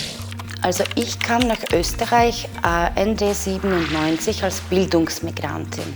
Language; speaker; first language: German; non-native, fluent; Serbian